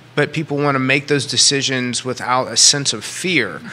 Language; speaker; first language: English; native; English